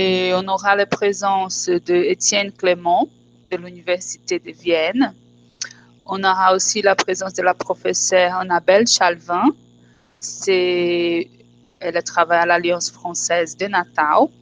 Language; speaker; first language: French; non-native, fluent; Portuguese